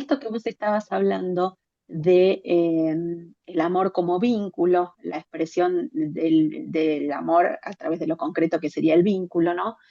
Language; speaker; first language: Spanish; native; Spanish